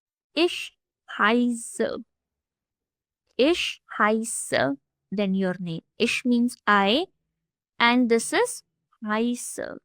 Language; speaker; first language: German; non-native, fluent; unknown